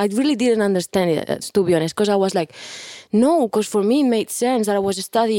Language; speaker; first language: English; non-native, fluent; Spanish